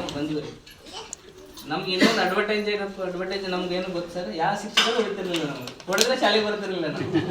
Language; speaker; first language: Kannada; non-native, local second language; Lambadi